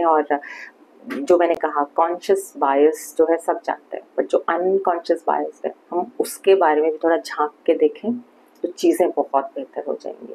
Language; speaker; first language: Hindi; native; Hindi